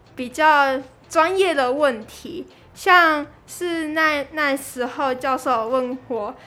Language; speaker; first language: Chinese; native; Chinese